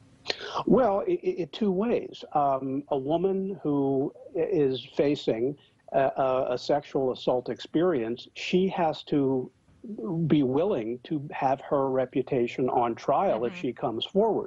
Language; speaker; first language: English; native; English